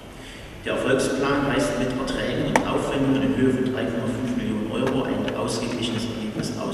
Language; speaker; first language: German; native; German